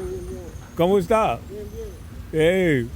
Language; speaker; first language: Spanish; non-native, learner; English